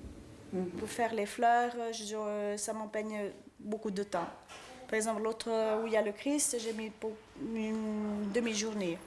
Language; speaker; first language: French; non-native, learner; Italian